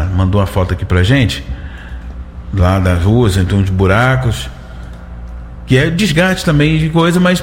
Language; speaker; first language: Portuguese; native; Portuguese